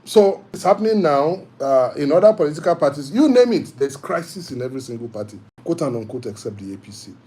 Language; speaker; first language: English; non-native, local second language; Yoruba